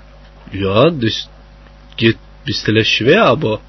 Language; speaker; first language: German; non-native, learner; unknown